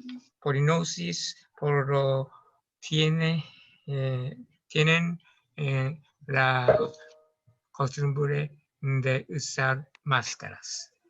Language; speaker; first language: Spanish; non-native, learner; Japanese